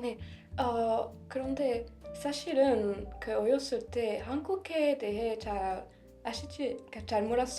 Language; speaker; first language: Korean; non-native, learner; French